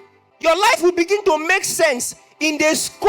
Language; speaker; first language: English; non-native, local second language; Yoruba